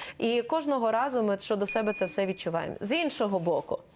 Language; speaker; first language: Ukrainian; native; Ukrainian